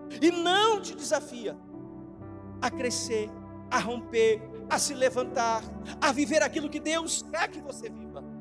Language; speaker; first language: Portuguese; native; Portuguese